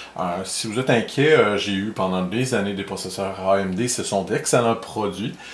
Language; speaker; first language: French; native; French